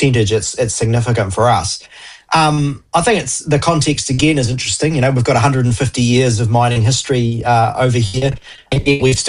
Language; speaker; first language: English; native; English